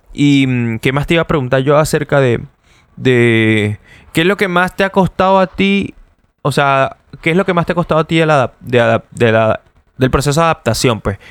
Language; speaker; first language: Spanish; native; Spanish